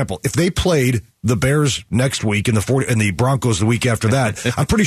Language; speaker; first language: English; native; English